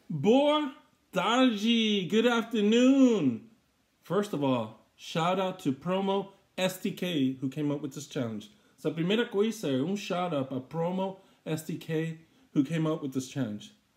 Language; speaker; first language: English; native; English